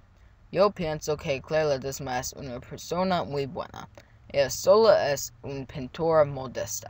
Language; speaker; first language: Spanish; non-native, learner; English